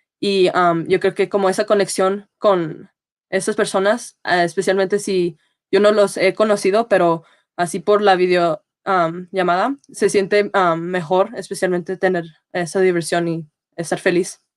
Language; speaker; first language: Spanish; early bilingual, heritage; Spanish